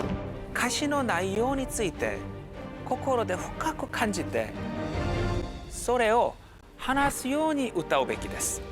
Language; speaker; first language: Japanese; non-native, fluent; Korean